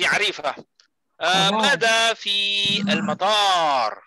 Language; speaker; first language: Arabic; non-native, fluent; Malay